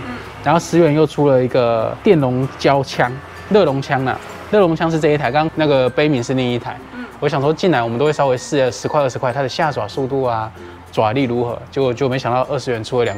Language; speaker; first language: Chinese; native; Chinese